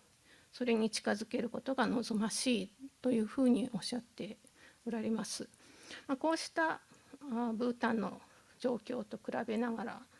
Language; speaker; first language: Japanese; native; Japanese